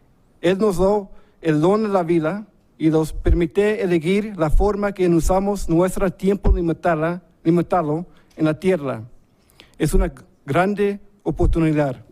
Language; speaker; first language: Spanish; early bilingual, heritage; English